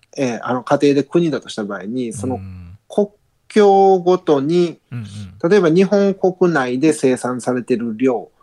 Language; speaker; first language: Japanese; native; Japanese